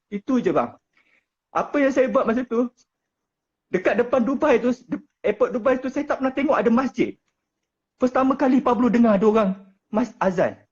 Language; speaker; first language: Malay; native; Malay